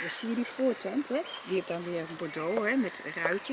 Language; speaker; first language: Dutch; native; Dutch